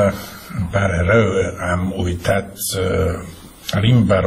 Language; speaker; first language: Romanian; non-native, fluent; Slovak